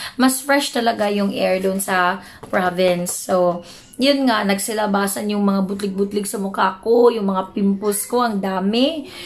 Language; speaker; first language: Filipino; native; Filipino